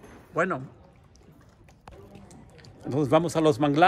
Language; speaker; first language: Spanish; non-native, fluent; German